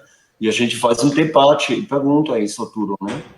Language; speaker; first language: Portuguese; non-native, fluent; German